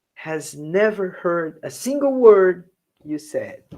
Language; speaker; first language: English; non-native, fluent; Portuguese